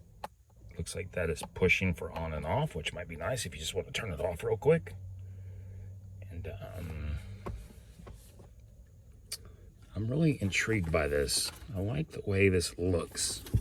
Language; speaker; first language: English; native; English